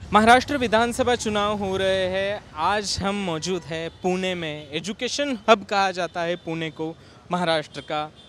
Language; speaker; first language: Hindi; non-native, local second language; Marathi